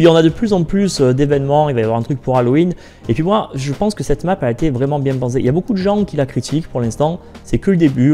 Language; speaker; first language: French; native; French